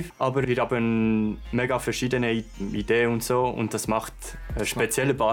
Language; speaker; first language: German; non-native, local second language; French